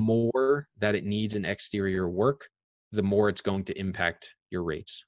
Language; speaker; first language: English; native; English